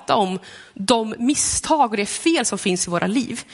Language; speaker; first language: Swedish; native; Swedish